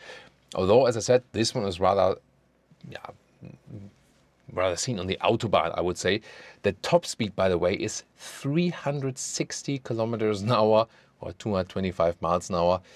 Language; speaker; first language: English; non-native, fluent; German